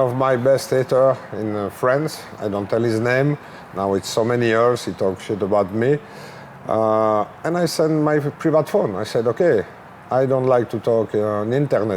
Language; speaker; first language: English; non-native, learner; French